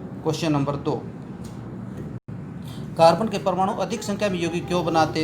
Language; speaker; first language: Hindi; native; Hindi